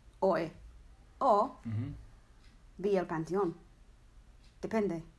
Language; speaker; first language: Spanish; non-native, learner; English